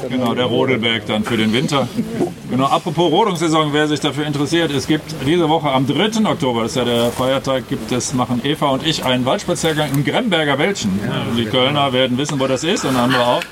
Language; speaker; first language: German; native; German